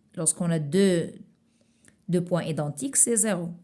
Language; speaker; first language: French; non-native, local second language; Arabic